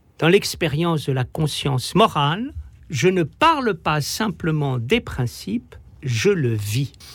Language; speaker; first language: French; native; French